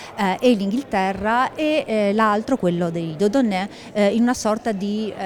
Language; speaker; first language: Italian; native; Italian